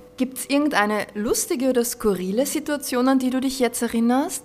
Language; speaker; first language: German; native; German